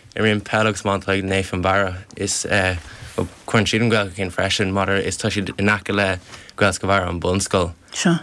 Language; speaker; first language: Irish; non-native, local second language; English